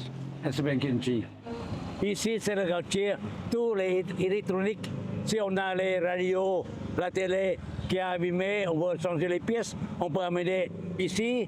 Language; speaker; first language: French; non-native, learner; Thai